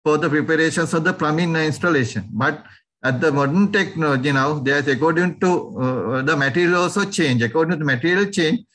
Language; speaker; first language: English; non-native, local second language; Sinhala